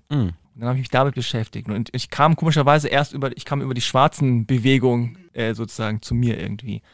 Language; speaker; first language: German; native; German